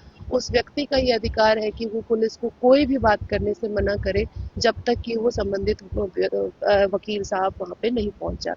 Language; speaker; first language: Hindi; native; Hindi